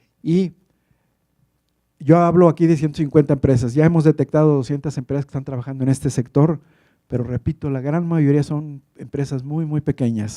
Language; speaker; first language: Spanish; native; Spanish